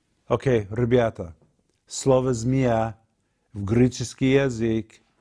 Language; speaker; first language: Russian; non-native, fluent; English